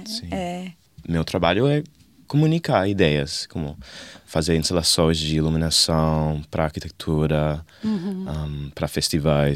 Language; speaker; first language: Portuguese; non-native, learner; English